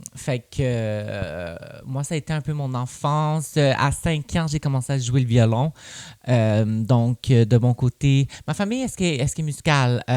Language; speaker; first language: French; native; French